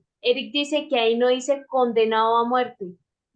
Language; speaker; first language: Spanish; native; Spanish